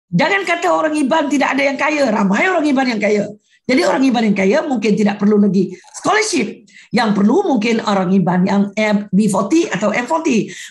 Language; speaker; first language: Malay; non-native, local second language; Iban